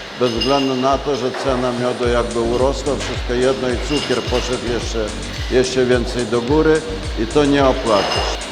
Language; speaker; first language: Polish; non-native, learner; Ukrainian